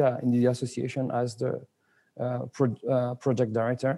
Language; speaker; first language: English; non-native, fluent; French